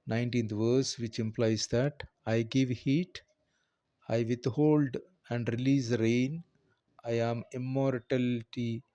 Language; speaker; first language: English; non-native, local second language; Telugu